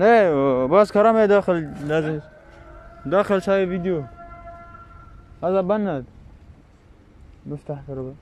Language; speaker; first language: Arabic; non-native, learner; Tajik